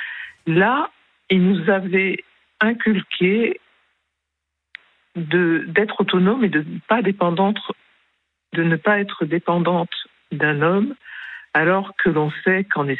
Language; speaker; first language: French; early bilingual, other home language; Spanish